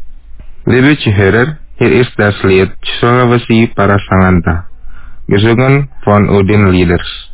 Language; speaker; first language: German; non-native, fluent; Indonesian